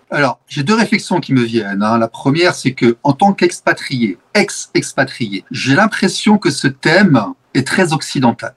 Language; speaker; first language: French; native; French